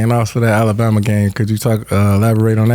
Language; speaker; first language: English; native; English